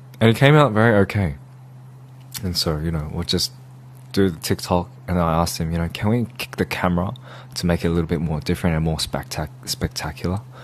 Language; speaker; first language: English; early bilingual, other home language; Korean